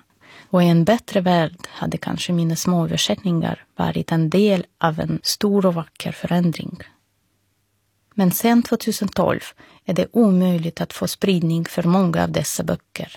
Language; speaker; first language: Swedish; non-native, fluent; Russian